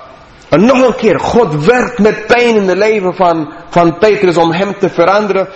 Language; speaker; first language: Dutch; non-native, fluent; English